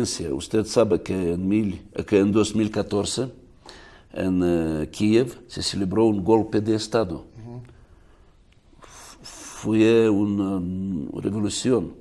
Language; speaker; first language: Spanish; non-native, fluent; Russian